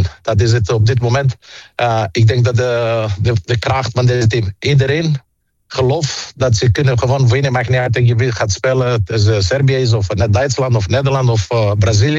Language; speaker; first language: Dutch; non-native, fluent; Greek